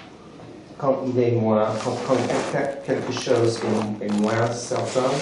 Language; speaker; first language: French; non-native, learner; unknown